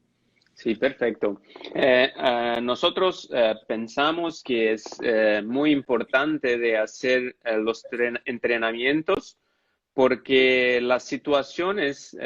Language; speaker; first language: Spanish; non-native, fluent; Portuguese